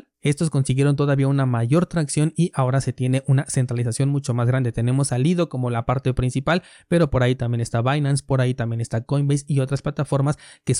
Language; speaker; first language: Spanish; native; Spanish